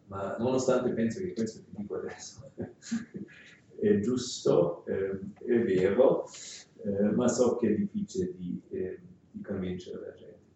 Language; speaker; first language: Italian; non-native, fluent; German